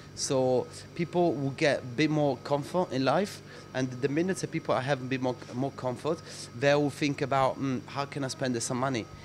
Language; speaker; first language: English; non-native, fluent; Italian